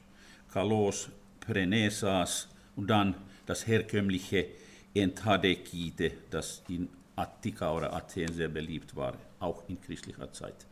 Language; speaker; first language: German; non-native, fluent; Finnish